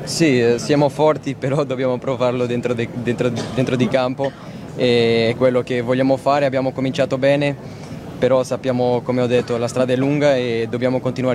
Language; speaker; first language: Italian; non-native, fluent; Portuguese